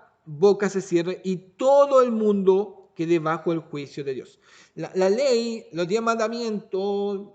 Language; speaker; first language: Spanish; native; Spanish